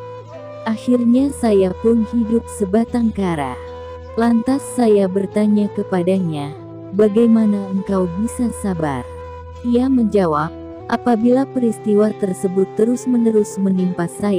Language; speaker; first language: Indonesian; native; Indonesian